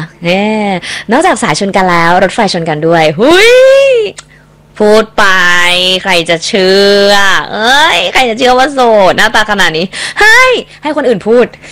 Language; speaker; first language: Thai; native; Thai